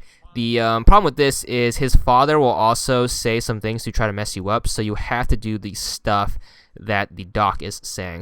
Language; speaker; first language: English; native; English